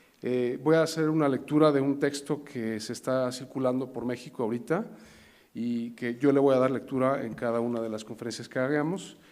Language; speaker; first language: Spanish; native; Spanish